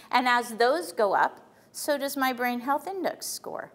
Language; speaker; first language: English; native; English